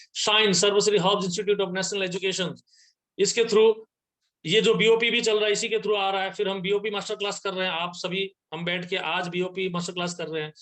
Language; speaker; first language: Hindi; non-native, local second language; Nepali